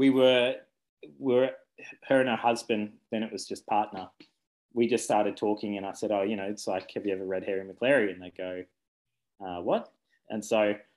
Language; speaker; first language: English; native; English